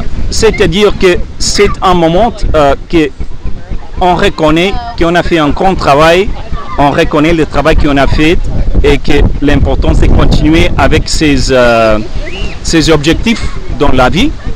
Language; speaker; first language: French; non-native, fluent; English